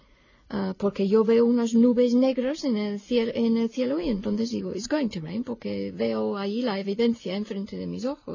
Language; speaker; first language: Spanish; non-native, fluent; English